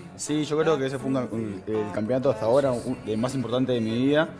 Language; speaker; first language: Spanish; native; Spanish